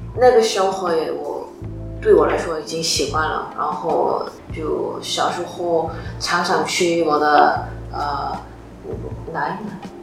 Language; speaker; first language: Chinese; non-native, learner; Korean